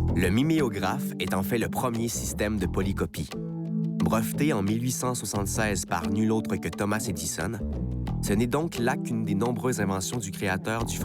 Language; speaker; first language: French; native; French